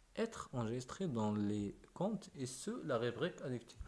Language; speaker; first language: French; non-native, local second language; Arabic